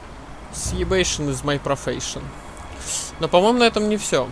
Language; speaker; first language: Russian; native; Russian